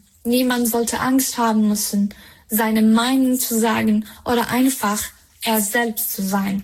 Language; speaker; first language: German; non-native, fluent; Persian